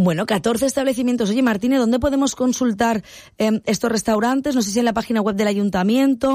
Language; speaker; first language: Spanish; native; Spanish